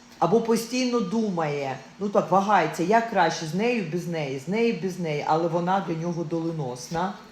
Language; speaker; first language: Ukrainian; non-native, local second language; Russian